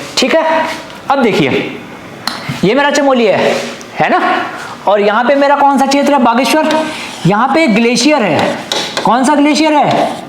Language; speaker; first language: Hindi; native; Hindi